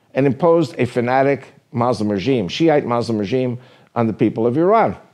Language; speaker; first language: English; native; English